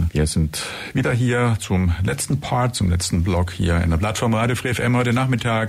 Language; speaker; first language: German; native; German